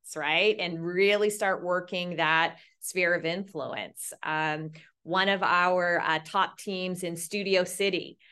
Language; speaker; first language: English; native; English